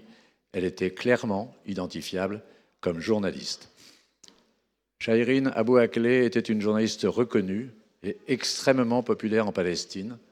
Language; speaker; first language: French; native; French